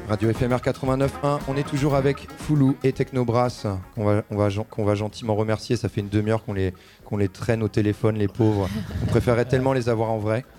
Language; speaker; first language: French; native; French